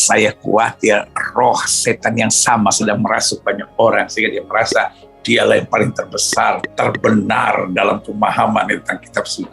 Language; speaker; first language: Indonesian; native; Indonesian